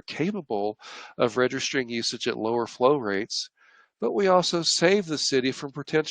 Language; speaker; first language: English; native; English